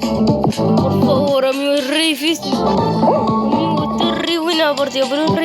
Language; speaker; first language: Spanish; native; Spanish